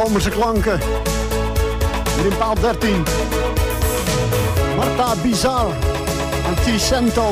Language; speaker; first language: Dutch; native; Dutch